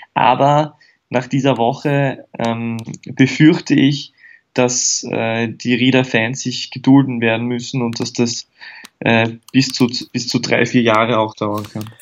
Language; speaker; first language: German; native; German